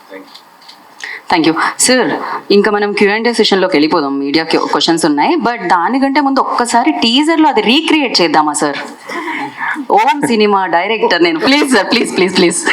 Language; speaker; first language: Telugu; native; Telugu